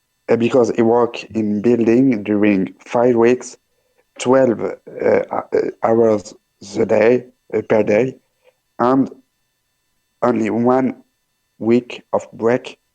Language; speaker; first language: English; non-native, learner; French